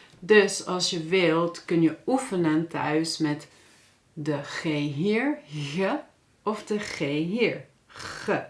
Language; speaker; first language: Dutch; native; Dutch